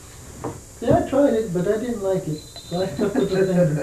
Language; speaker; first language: English; native; English